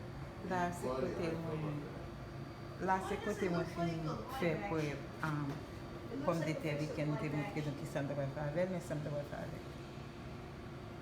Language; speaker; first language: French; non-native, local second language; Haitian Creole